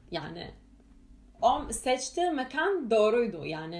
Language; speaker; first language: Turkish; non-native, fluent; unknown